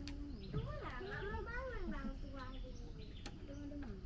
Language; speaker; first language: Indonesian; native; Indonesian